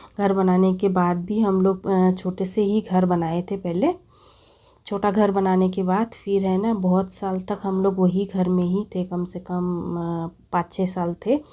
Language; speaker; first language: Hindi; non-native, local second language; Bangla